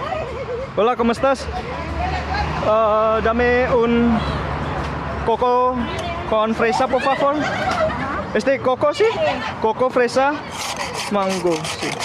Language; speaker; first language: Spanish; non-native, learner; Indonesian